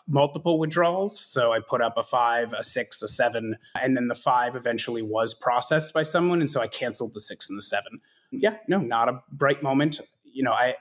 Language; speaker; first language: English; native; English